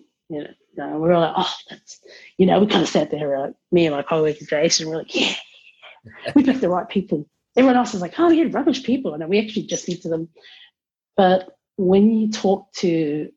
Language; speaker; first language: English; native; English